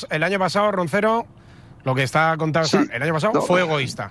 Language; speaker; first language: Spanish; native; Spanish